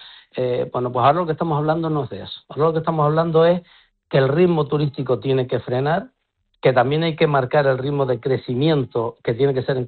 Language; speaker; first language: Spanish; native; Spanish